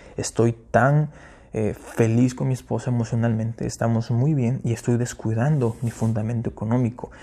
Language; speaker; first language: Spanish; early bilingual, heritage; Spanish